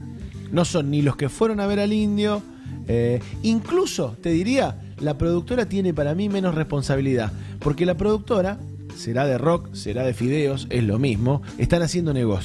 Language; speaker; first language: Spanish; native; Spanish